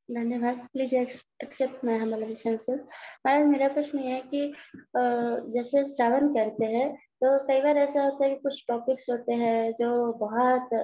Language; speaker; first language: Hindi; native; Hindi